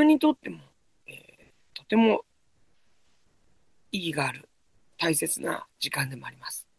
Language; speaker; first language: Japanese; native; Japanese